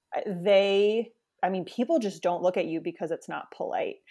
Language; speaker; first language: English; native; English